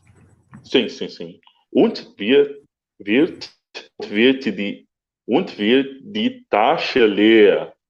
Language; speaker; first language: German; non-native, learner; Portuguese